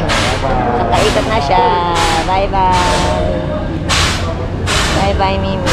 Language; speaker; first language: Filipino; native; Filipino